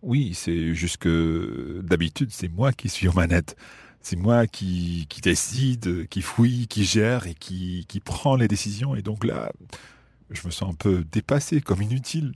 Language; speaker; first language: French; non-native, fluent; English